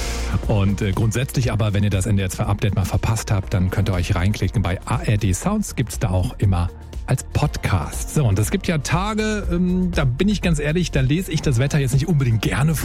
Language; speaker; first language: German; native; German